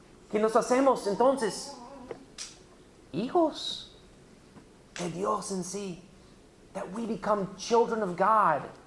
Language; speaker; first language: Spanish; non-native, fluent; English